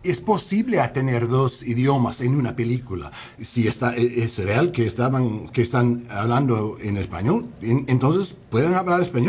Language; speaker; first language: Spanish; non-native, learner; English